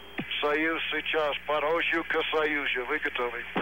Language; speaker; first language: Russian; non-native, learner; English